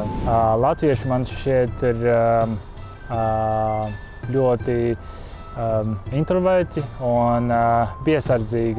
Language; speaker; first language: Latvian; early bilingual, other home language; Chinese